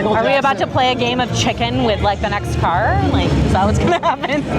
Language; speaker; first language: English; early bilingual, other home language; Urdu